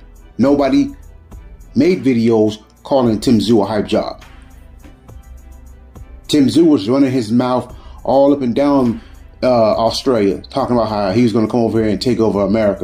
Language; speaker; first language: English; native; English